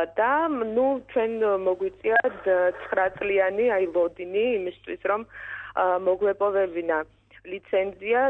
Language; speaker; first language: Georgian; non-native, local second language; Azerbaijani